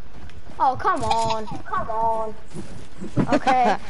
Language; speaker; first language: English; non-native, learner; Portuguese